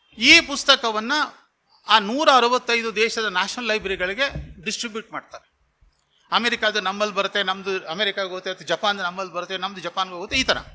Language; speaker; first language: Kannada; native; Kannada